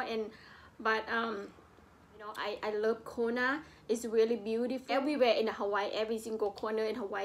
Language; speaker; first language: English; non-native, learner; Northeastern Thai